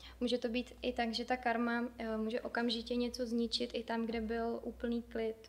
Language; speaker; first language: Czech; native; Czech